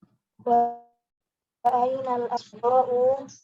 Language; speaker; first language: Arabic; non-native, learner; Indonesian